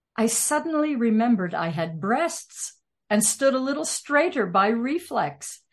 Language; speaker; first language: English; native; English